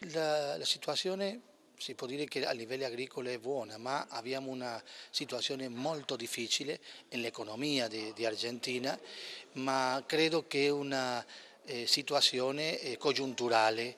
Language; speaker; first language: Italian; non-native, fluent; Spanish